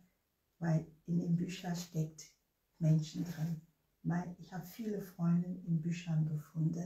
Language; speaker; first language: German; non-native, fluent; Ewe